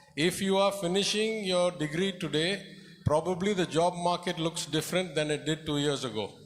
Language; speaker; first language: English; non-native, local second language; Tamil